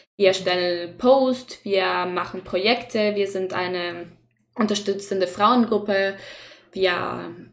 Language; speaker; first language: German; non-native, fluent; Spanish